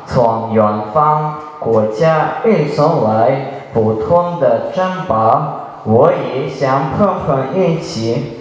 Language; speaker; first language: Chinese; non-native, learner; Russian